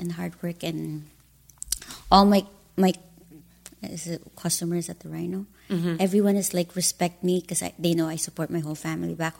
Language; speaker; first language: English; non-native, local second language; Filipino